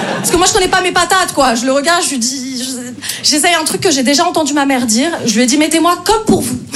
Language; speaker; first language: French; native; French